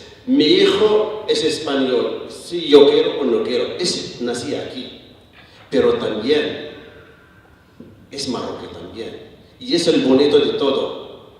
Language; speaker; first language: Spanish; non-native, learner; Arabic